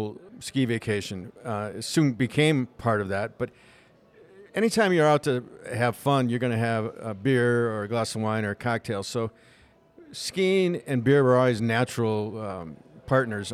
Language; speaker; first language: English; native; English